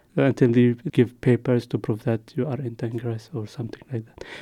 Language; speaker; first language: English; non-native, learner; Arabic